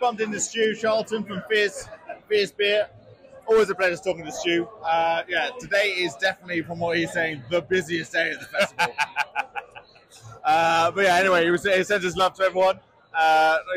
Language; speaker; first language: English; native; English